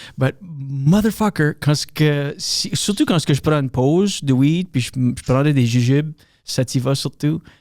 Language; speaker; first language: French; native; French